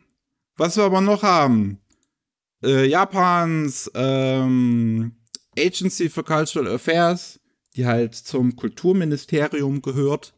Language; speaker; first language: German; native; German